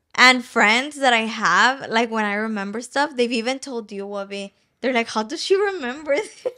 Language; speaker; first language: English; early bilingual, other home language; Spanish